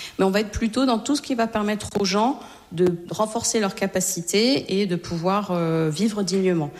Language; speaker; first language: French; native; French